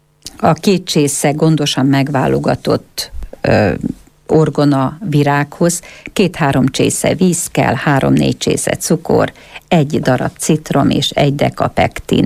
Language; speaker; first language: Hungarian; native; Hungarian